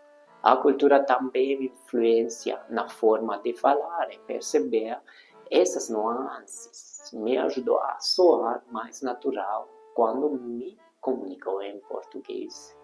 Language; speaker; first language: Portuguese; non-native, fluent; Hungarian